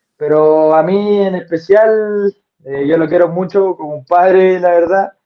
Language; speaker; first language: Spanish; native; Spanish